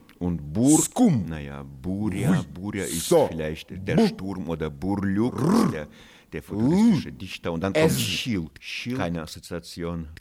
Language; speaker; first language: German; non-native, fluent; Russian